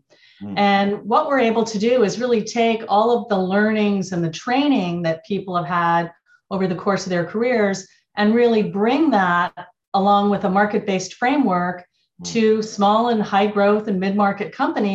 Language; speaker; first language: English; native; English